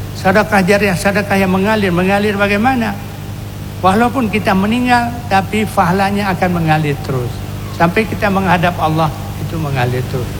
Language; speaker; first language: Indonesian; non-native, local second language; Achinese